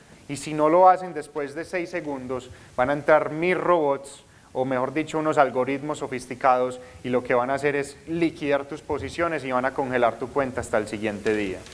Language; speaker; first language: Spanish; native; Spanish